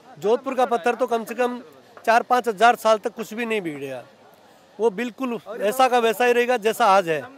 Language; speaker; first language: Hindi; native; Hindi